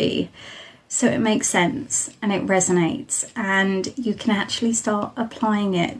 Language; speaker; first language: English; native; English